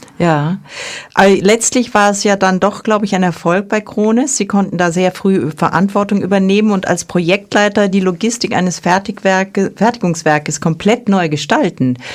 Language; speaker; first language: German; native; German